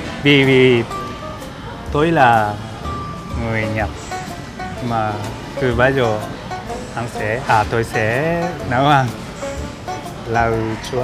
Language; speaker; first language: Vietnamese; non-native, learner; Japanese